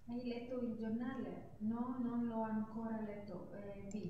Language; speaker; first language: Italian; non-native, learner; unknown